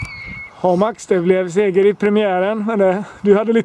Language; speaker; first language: Swedish; native; Swedish